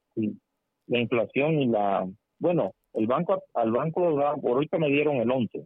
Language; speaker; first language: Spanish; native; Spanish